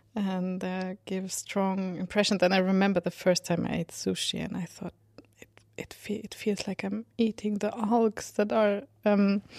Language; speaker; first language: English; non-native, fluent; Swedish